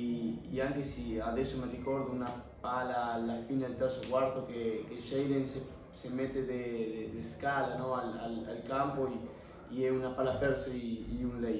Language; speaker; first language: Italian; non-native, fluent; Spanish